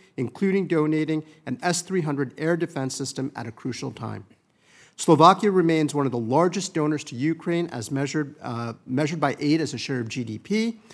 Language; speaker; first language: English; early bilingual, other home language; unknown